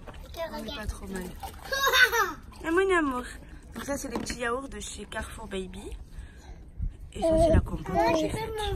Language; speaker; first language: French; native; French